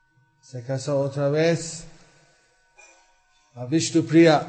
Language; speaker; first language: Spanish; non-native, fluent; English